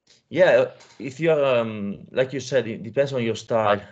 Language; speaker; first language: English; non-native, fluent; Italian